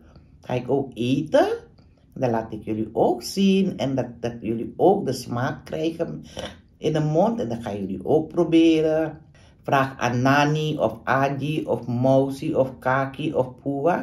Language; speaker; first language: Dutch; non-native, local second language; Caribbean Hindustani